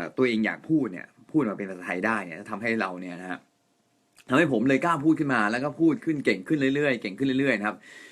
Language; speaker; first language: Thai; non-native, fluent; Japanese